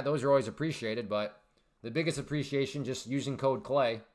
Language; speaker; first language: English; native; English